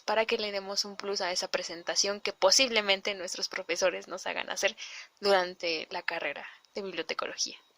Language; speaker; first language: Spanish; native; Spanish